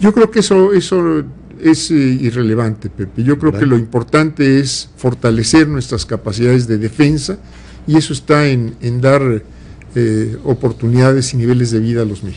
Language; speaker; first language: Spanish; native; Spanish